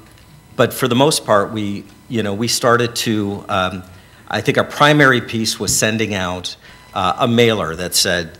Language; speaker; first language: English; native; English